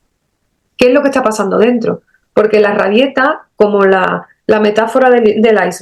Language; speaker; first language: Spanish; native; Spanish